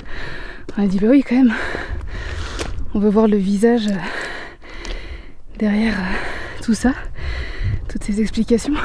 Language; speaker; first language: French; native; French